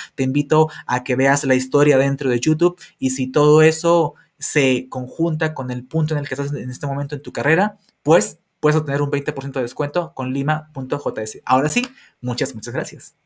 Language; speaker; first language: Spanish; native; Spanish